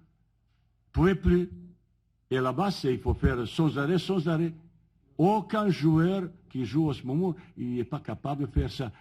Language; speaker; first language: French; non-native, fluent; Bosnian